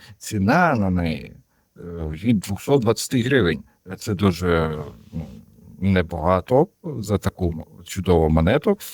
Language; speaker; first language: Ukrainian; non-native, local second language; Russian